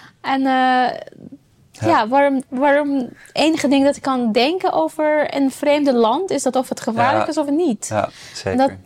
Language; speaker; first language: Dutch; non-native, fluent; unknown